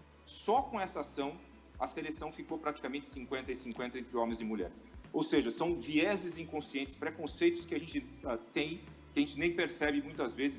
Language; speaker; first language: Portuguese; native; Portuguese